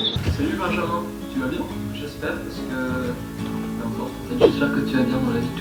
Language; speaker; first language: French; native; French